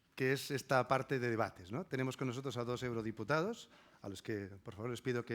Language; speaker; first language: Spanish; non-native, local second language; Catalan